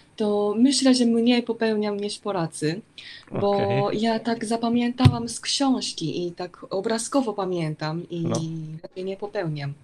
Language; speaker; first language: Polish; non-native, fluent; Japanese